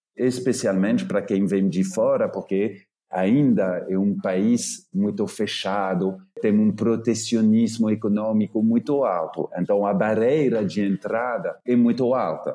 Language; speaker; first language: Portuguese; non-native, fluent; French